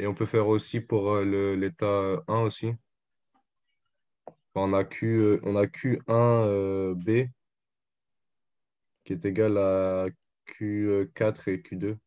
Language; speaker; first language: French; native; French